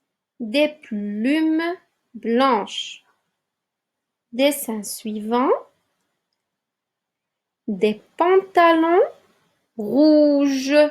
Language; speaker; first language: French; non-native, local second language; Arabic